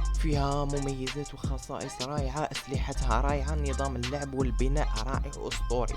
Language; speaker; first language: Arabic; native; Arabic